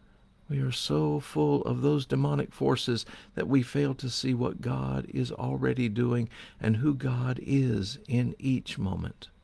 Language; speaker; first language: English; native; English